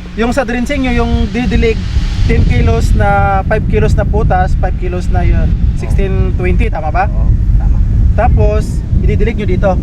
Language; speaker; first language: Filipino; non-native, local second language; Hiligaynon